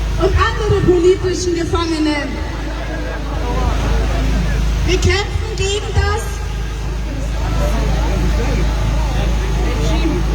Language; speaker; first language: German; non-native, learner; Oromo